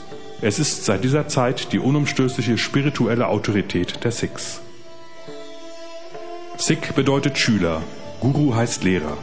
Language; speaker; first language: German; native; German